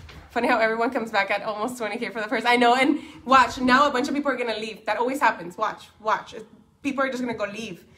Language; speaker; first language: English; non-native, local second language; Spanish